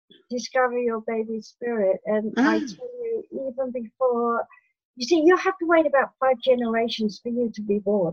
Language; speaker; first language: English; native; English